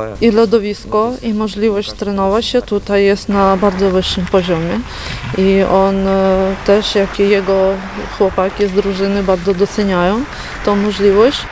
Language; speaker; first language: Polish; non-native, learner; Ukrainian